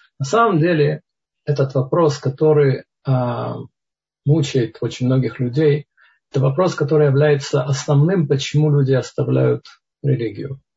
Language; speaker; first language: Russian; native; Russian